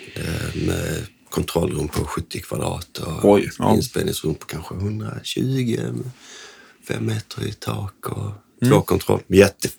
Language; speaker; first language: Swedish; native; Swedish